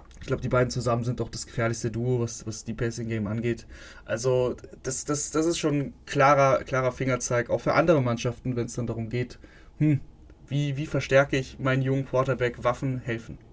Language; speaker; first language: German; native; German